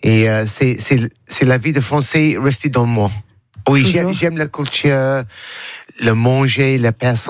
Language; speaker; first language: French; non-native, learner; English